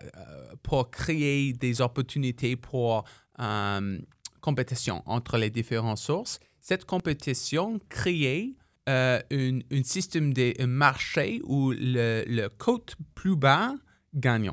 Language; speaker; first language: French; non-native, local second language; English